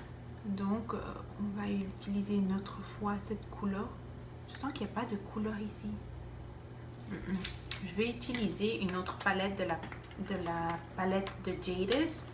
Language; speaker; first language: French; non-native, fluent; Spanish